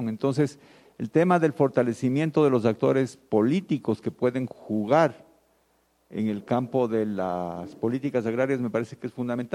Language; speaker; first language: Spanish; native; Spanish